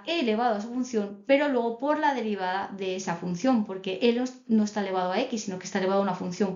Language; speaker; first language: Spanish; native; Spanish